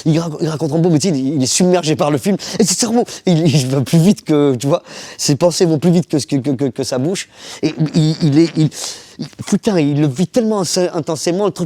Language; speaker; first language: French; early bilingual, other home language; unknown